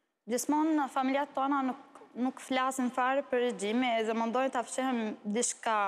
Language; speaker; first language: Albanian; non-native, learner; Arabic